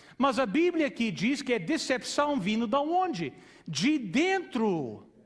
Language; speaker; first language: Portuguese; non-native, fluent; English